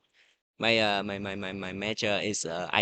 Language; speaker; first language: English; non-native, learner; Vietnamese